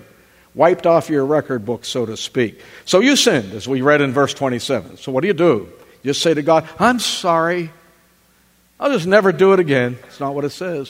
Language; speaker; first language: English; native; English